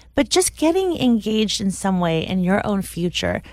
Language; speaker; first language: English; native; English